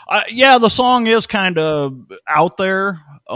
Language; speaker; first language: English; native; English